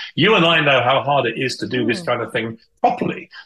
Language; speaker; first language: English; native; English